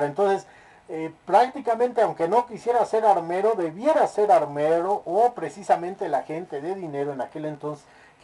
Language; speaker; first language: Spanish; native; Spanish